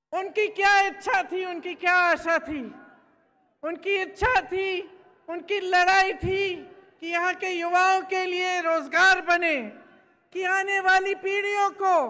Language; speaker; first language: Hindi; native; Hindi